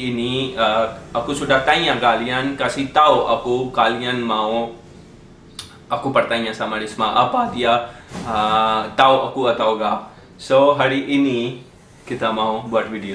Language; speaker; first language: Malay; non-native, learner; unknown